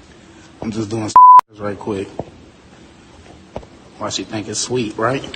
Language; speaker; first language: English; native; English